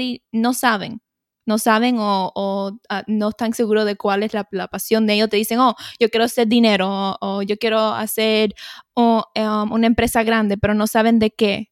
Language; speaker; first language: Spanish; early bilingual, heritage; Spanish